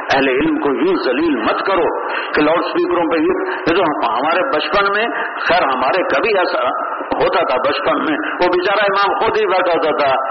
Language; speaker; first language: Urdu; non-native, local second language; Punjabi